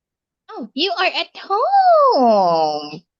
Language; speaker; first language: English; non-native, local second language; Filipino